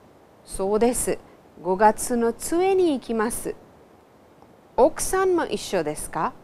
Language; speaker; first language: Japanese; non-native, fluent; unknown